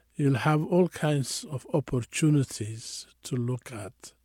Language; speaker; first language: English; non-native, fluent; Tigrinya